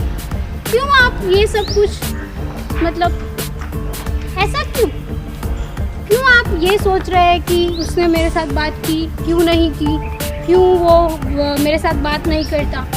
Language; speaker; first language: Hindi; non-native, local second language; Gujarati